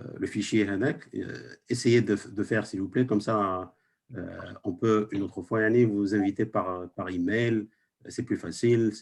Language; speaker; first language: French; non-native, local second language; Arabic